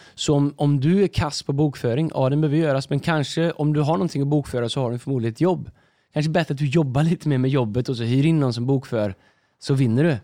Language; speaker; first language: Swedish; native; Swedish